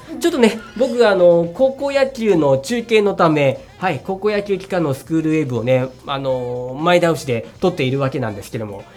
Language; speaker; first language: Japanese; native; Japanese